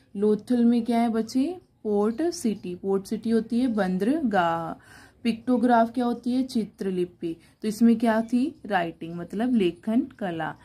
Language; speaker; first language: Hindi; non-native, local second language; Punjabi